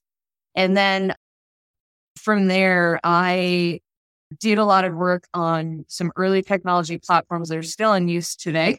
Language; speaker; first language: English; native; English